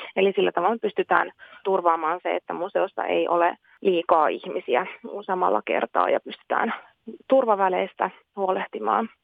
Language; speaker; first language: Finnish; native; Finnish